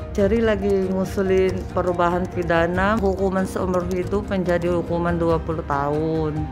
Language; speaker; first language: Indonesian; non-native, fluent; Filipino